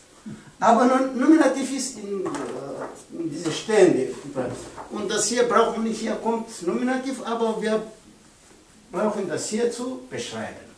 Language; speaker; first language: German; non-native, learner; Pashto